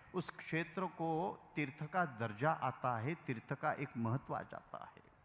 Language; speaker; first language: Hindi; non-native, local second language; Marathi